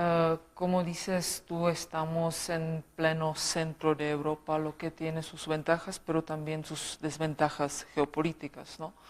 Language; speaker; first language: Spanish; non-native, fluent; Czech